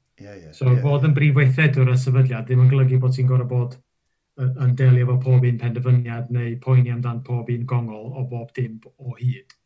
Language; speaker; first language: Welsh; non-native, local second language; English